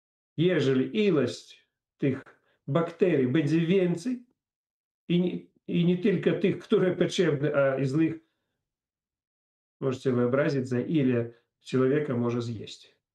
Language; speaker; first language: Polish; non-native, fluent; Russian